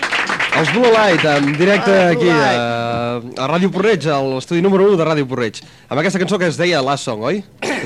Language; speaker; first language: Catalan; native; Catalan